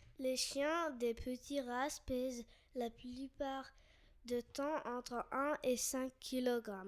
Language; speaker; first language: French; non-native, learner; Latvian